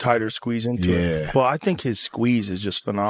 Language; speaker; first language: English; native; English